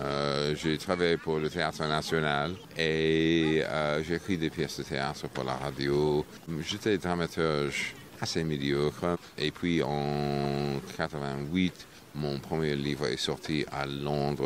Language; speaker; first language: French; non-native, fluent; English